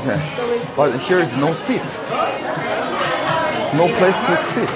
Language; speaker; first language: English; non-native, learner; Korean